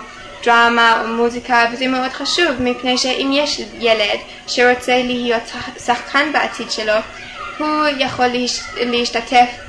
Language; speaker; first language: Hebrew; non-native, fluent; English